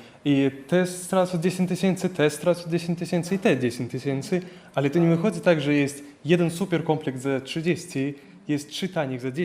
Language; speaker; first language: Polish; non-native, learner; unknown